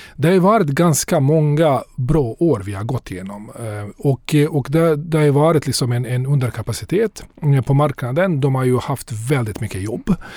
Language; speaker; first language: Swedish; non-native, fluent; Bosnian